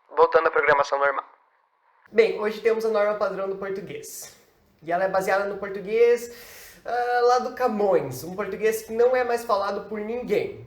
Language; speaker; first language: Portuguese; native; Portuguese